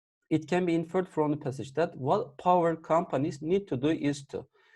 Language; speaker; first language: English; non-native, fluent; Turkish